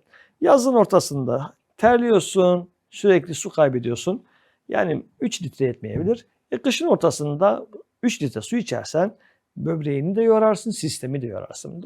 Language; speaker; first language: Turkish; native; Turkish